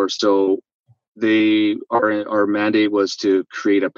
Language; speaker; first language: English; native; English